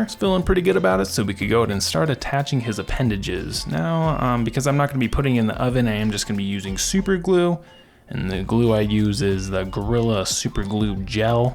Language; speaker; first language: English; native; English